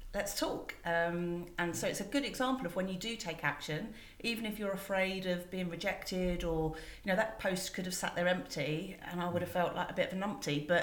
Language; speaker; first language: English; native; English